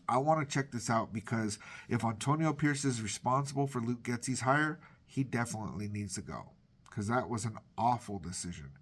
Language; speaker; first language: English; native; English